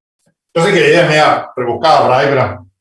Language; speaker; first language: Spanish; native; Spanish